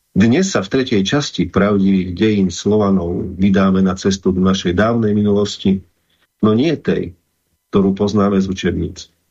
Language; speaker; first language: Slovak; native; Slovak